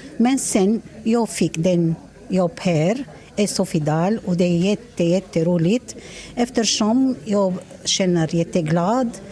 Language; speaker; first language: Swedish; non-native, learner; Arabic